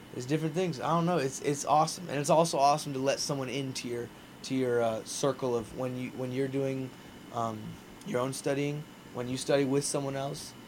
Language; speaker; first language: English; native; English